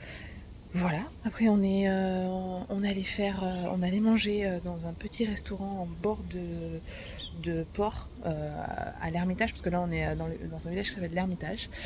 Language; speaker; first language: French; native; French